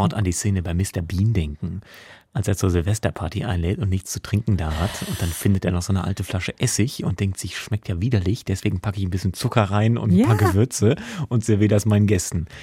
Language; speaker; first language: German; native; German